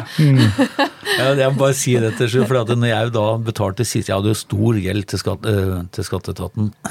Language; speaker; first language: Norwegian; native; Norwegian